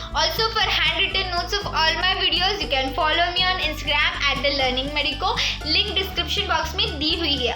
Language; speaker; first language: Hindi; non-native, local second language; Marathi